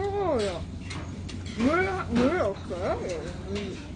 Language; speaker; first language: Korean; non-native, fluent; Japanese